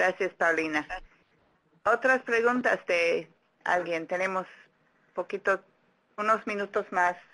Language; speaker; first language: Spanish; non-native, fluent; English